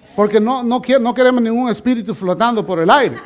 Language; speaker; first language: Spanish; native; Spanish